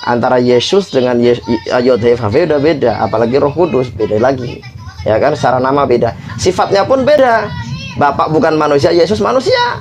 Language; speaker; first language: Indonesian; native; Indonesian